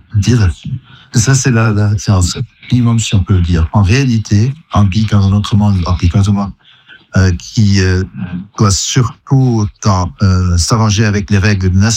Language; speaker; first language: French; non-native, fluent; German